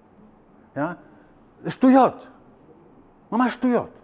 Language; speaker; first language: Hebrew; non-native, learner; German